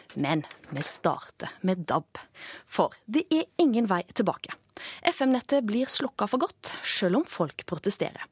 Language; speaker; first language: Norwegian; native; Norwegian